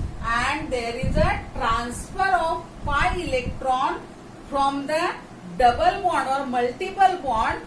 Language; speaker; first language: English; non-native, local second language; Marathi